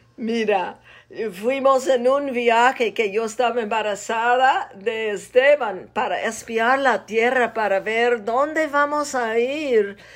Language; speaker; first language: Spanish; non-native, fluent; English